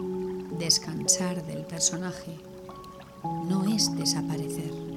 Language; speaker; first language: Spanish; native; Spanish